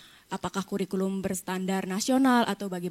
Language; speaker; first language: Indonesian; native; Indonesian